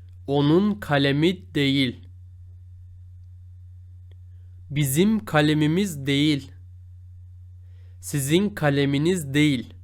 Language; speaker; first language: Turkish; native; Turkish